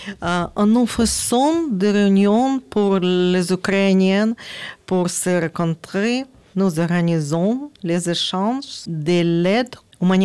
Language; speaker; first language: French; non-native, learner; Ukrainian